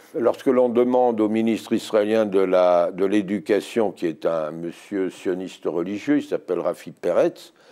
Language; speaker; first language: French; native; French